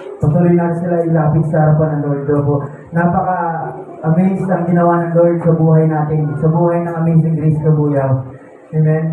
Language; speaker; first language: Filipino; native; Filipino